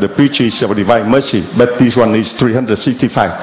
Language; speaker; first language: English; non-native, learner; Vietnamese